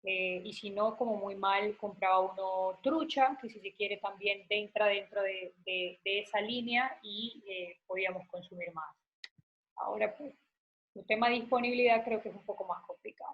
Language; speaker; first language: Spanish; native; Spanish